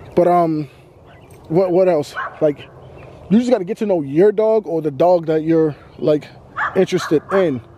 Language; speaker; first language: English; native; English